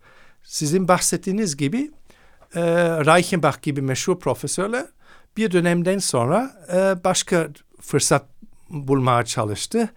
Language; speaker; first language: Turkish; non-native, fluent; German